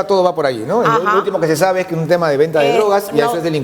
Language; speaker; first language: Spanish; native; Spanish